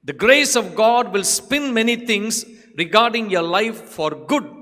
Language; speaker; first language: English; non-native, local second language; Tamil